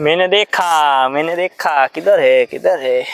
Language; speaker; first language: Hindi; non-native, local second language; Gujarati